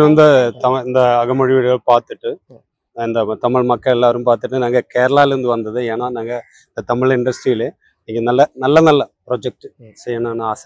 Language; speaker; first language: Tamil; non-native, learner; Malayalam